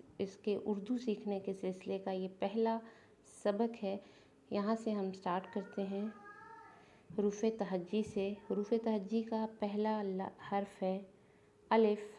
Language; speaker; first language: Urdu; native; Urdu